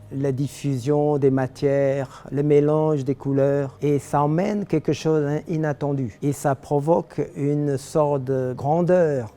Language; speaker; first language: French; non-native, fluent; Chinese